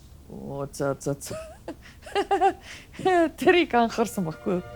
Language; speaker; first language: Mongolian; non-native, fluent; Finnish